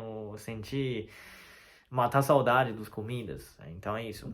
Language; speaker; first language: Portuguese; non-native, fluent; Chinese